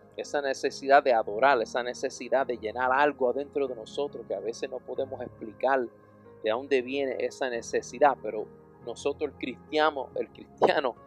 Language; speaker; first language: Spanish; non-native, fluent; English